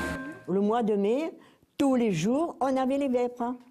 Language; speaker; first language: French; native; French